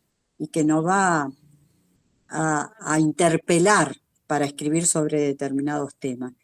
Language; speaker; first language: Spanish; native; Spanish